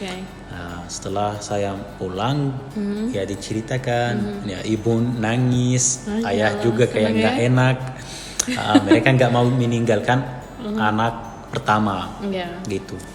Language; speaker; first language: Indonesian; non-native, fluent; Arabic